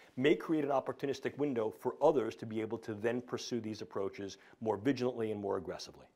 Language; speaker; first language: English; native; English